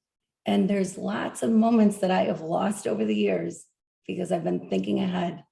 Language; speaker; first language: English; native; English